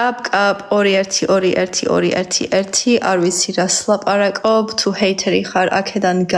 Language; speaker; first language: Georgian; early bilingual, heritage; Georgian